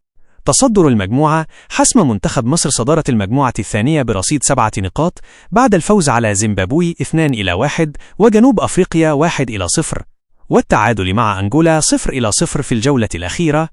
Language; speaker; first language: Arabic; native; Arabic